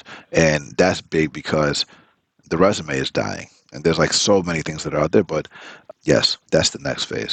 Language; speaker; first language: English; early bilingual, other home language; Spanish